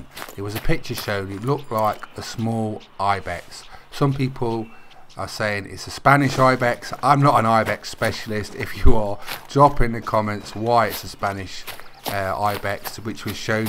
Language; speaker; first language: English; native; English